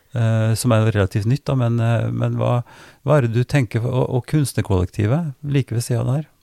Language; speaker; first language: Norwegian; native; Norwegian